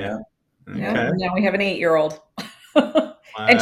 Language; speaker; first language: English; native; English